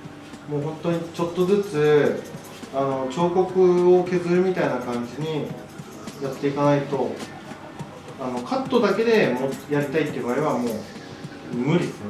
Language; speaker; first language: Japanese; native; Japanese